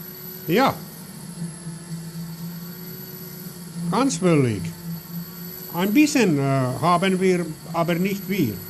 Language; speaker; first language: German; non-native, learner; Finnish